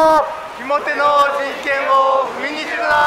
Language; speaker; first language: Japanese; native; Japanese